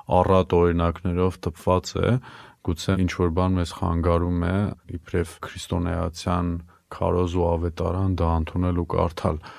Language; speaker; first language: Armenian; native; Armenian